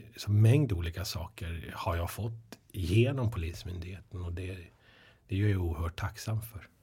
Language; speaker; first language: Swedish; early bilingual, other home language; Persian